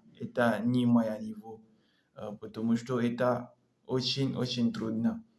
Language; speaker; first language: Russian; non-native, learner; French